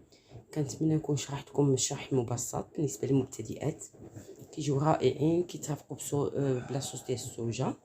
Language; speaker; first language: Arabic; native; Arabic